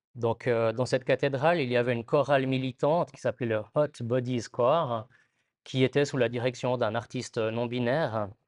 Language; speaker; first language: French; native; French